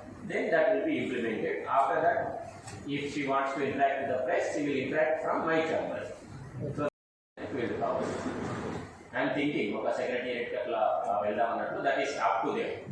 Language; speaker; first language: English; non-native, local second language; Telugu